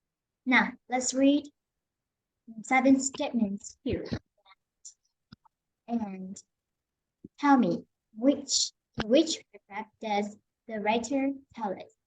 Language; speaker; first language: English; non-native, fluent; Vietnamese